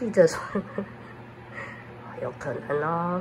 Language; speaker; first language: Chinese; native; Chinese